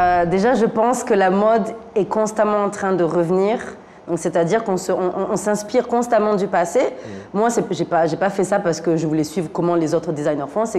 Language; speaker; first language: French; native; French